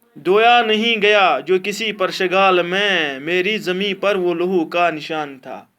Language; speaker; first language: Urdu; non-native, local second language; Kashmiri